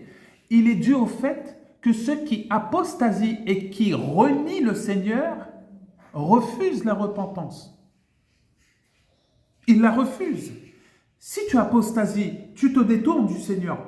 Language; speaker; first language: French; native; French